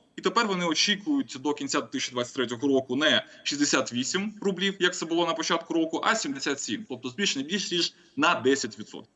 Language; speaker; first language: Ukrainian; non-native, local second language; Russian